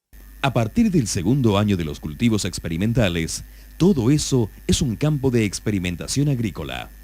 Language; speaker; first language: Spanish; native; Spanish